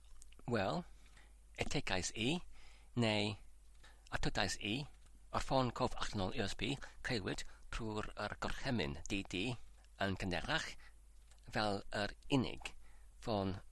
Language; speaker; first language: Welsh; non-native, learner; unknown